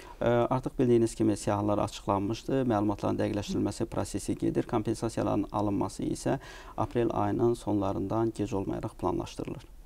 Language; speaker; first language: Azerbaijani; native; Azerbaijani